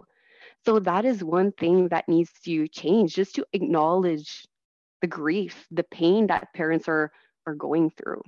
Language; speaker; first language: English; non-native, fluent; French